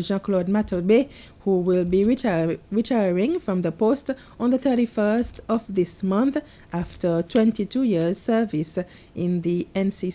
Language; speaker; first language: English; non-native, local second language; Seselwa Creole French